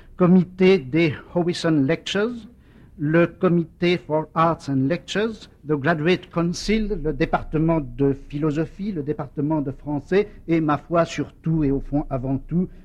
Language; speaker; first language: French; native; French